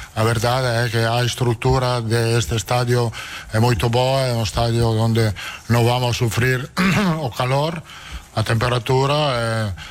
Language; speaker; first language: Portuguese; non-native, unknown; Italian